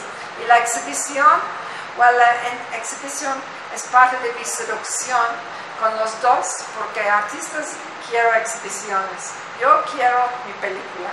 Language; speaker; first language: Spanish; non-native, learner; English